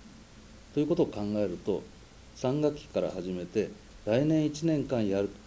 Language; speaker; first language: Japanese; native; Japanese